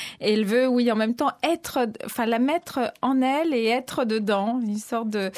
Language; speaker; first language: French; early bilingual, other home language; Spanish